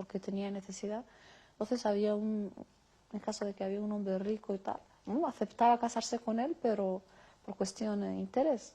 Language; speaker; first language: Spanish; non-native, local second language; Arabic